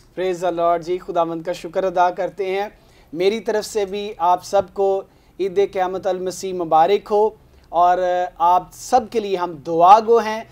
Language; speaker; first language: Urdu; non-native, local second language; Punjabi